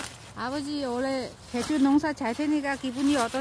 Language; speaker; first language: Korean; non-native, learner; Vietnamese